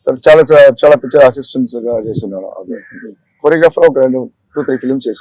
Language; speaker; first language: Telugu; non-native, local second language; Tamil